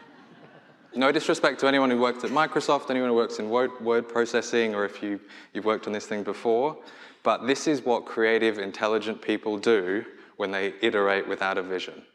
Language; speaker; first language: English; native; English